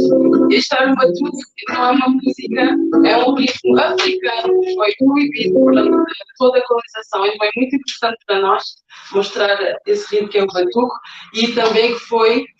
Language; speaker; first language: Portuguese; non-native, local second language; Kabuverdianu